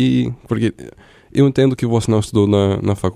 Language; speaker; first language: Portuguese; non-native, fluent; English